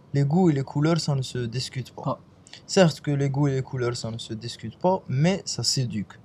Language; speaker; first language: French; non-native, local second language; Arabic